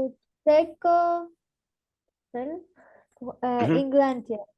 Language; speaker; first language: Finnish; non-native, learner; Russian